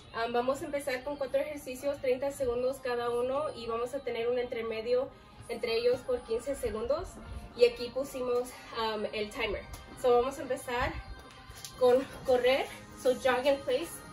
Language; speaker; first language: Spanish; early bilingual, heritage; Spanish